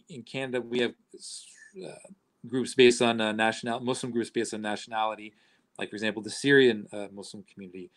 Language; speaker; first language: English; native; English